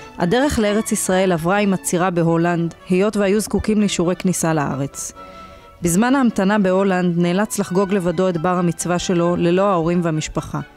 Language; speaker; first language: Hebrew; native; Hebrew